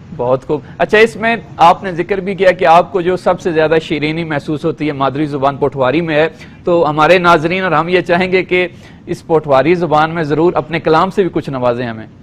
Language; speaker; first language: Urdu; non-native, local second language; Punjabi